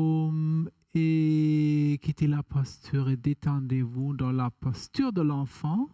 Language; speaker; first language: French; non-native, fluent; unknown